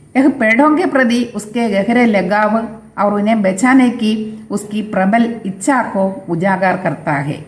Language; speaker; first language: Hindi; non-native, local second language; Malayalam